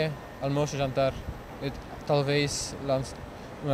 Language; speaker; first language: Portuguese; non-native, learner; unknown